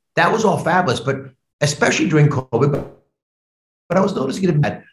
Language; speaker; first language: English; native; English